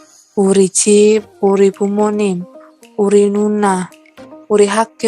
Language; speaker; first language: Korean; non-native, learner; Indonesian